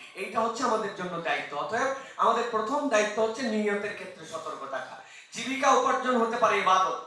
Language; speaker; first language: Bangla; native; Bangla